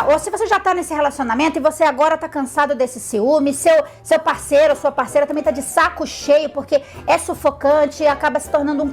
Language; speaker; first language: Portuguese; native; Portuguese